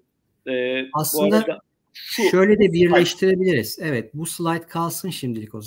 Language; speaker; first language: Turkish; native; Turkish